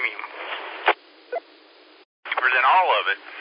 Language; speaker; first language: English; native; English